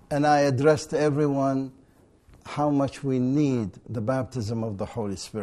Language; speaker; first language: English; non-native, fluent; Arabic